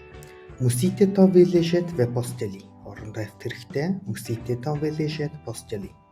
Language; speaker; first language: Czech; non-native, fluent; Mongolian